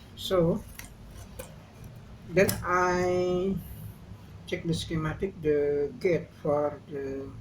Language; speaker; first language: English; non-native, learner; Indonesian